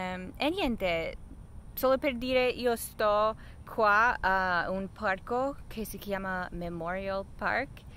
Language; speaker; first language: Italian; non-native, fluent; English